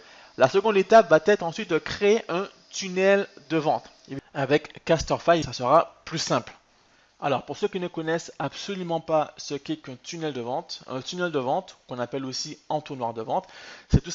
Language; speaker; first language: French; native; French